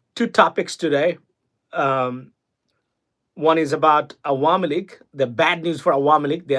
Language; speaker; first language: English; non-native, local second language; Bangla